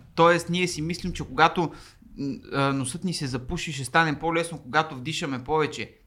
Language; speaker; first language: Bulgarian; native; Bulgarian